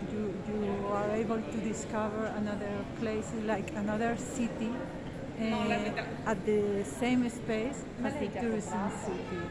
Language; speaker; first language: English; non-native, learner; Spanish